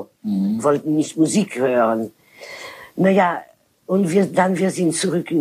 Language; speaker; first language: German; non-native, fluent; French